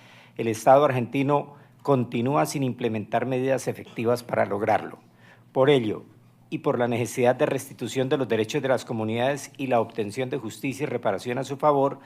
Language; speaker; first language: Spanish; native; Spanish